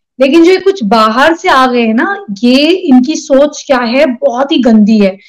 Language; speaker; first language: Hindi; native; Hindi